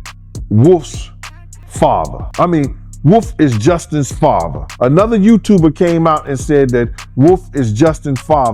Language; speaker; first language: English; native; English